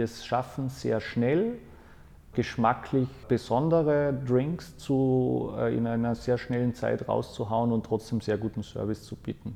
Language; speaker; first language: German; native; German